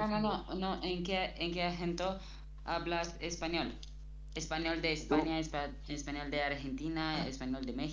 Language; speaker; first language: Spanish; early bilingual, other home language; Romanian